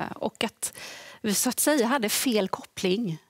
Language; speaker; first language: Swedish; native; Swedish